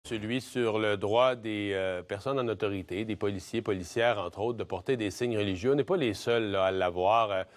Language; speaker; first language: French; native; French